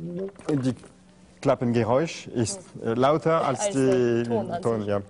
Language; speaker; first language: German; non-native, learner; French